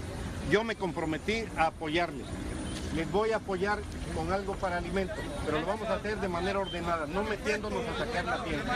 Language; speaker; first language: Spanish; native; Spanish